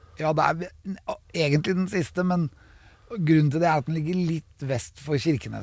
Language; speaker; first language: Norwegian; native; Norwegian